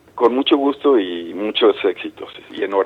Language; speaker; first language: Spanish; native; Spanish